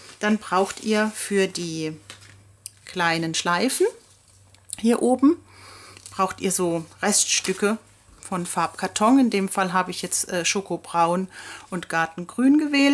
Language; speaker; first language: German; native; German